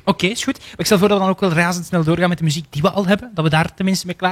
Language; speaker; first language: Dutch; native; Dutch